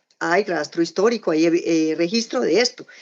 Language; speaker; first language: Spanish; native; Spanish